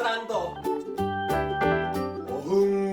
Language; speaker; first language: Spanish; non-native, learner; Korean